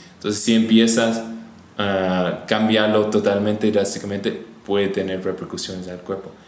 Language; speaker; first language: Spanish; non-native, fluent; English